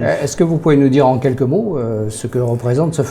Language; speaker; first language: French; native; French